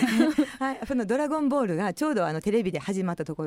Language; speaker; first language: Japanese; native; Japanese